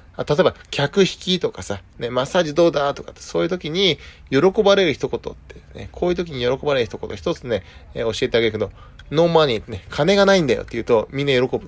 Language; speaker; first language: Japanese; native; Japanese